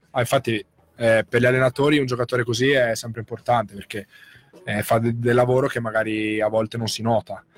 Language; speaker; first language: Italian; native; Italian